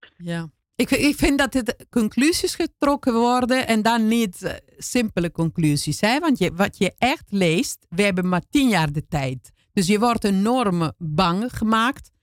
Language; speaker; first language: Dutch; non-native, fluent; Italian